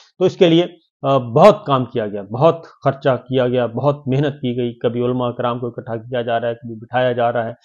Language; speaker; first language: Urdu; native; Urdu